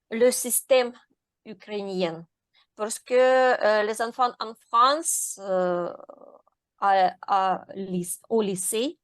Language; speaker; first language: French; non-native, learner; Ukrainian